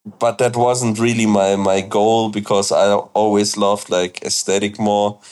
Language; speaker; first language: English; non-native, fluent; German